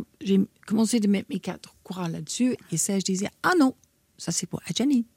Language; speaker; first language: French; non-native, fluent; English